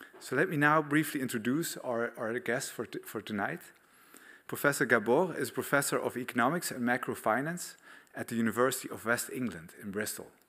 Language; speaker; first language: English; non-native, fluent; Dutch